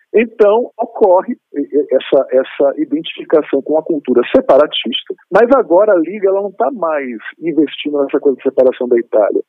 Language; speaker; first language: Portuguese; native; Portuguese